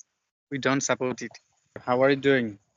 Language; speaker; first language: English; non-native, fluent; Bangla